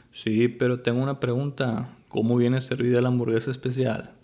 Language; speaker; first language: Spanish; native; Spanish